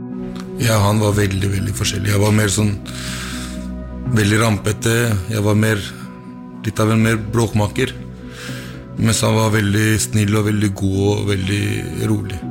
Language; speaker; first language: Norwegian; early bilingual, other home language; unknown